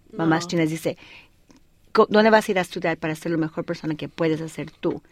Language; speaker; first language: Spanish; early bilingual, heritage; Spanish